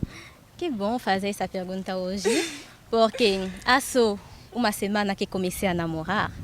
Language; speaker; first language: Portuguese; non-native, fluent; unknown